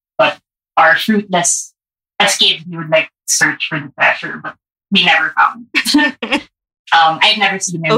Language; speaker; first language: English; non-native, local second language; Filipino